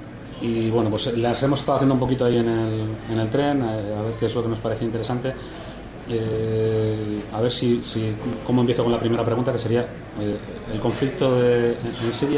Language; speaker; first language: Spanish; native; Spanish